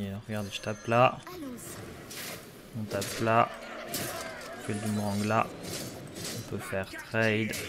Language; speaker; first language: French; native; French